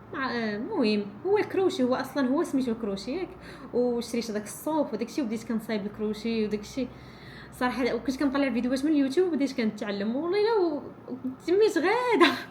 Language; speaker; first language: Arabic; native; Arabic